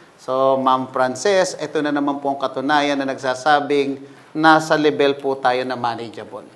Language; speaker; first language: Filipino; native; Filipino